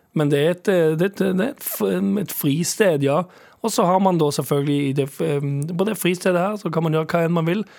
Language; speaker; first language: Norwegian; early bilingual, other home language; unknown